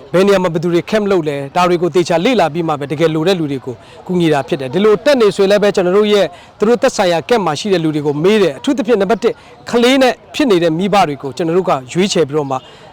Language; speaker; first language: Burmese; non-native, local second language; Hakha Chin